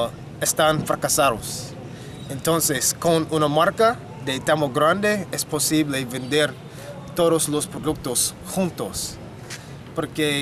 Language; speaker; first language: Spanish; non-native, fluent; English